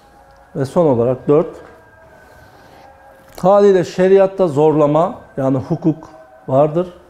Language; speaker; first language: Turkish; native; Turkish